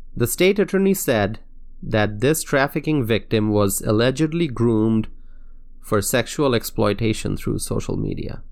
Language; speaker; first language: English; non-native, local second language; Bangla